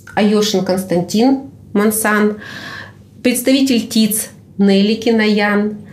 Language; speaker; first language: Russian; native; Russian